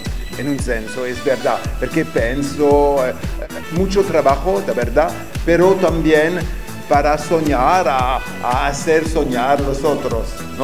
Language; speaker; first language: Spanish; non-native, learner; French